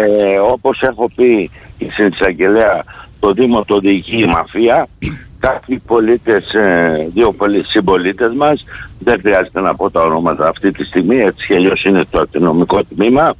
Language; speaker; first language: Greek; native; Greek